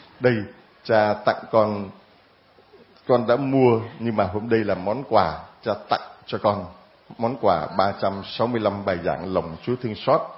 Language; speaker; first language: Vietnamese; native; Vietnamese